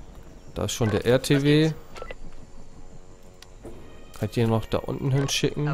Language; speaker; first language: German; native; German